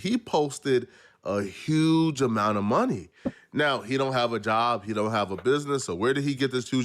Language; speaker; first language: English; native; English